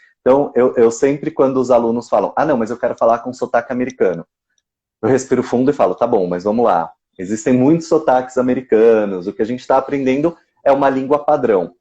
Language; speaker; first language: Portuguese; native; Portuguese